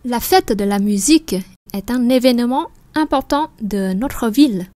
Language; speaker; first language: French; non-native, fluent; Vietnamese